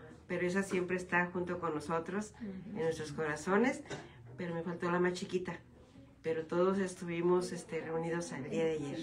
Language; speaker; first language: Spanish; native; Spanish